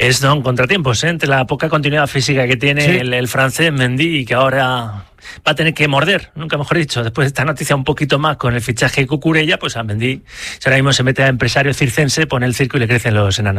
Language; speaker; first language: Spanish; native; Spanish